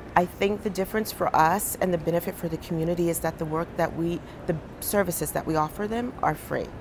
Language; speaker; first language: English; native; English